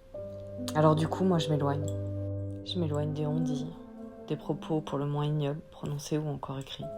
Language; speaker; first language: French; native; French